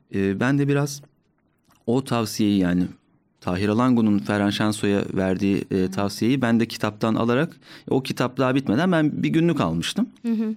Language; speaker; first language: Turkish; native; Turkish